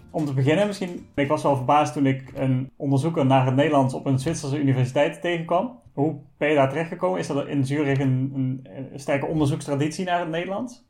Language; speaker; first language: Dutch; native; Dutch